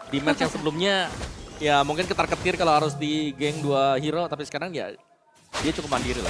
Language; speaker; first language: Indonesian; native; Indonesian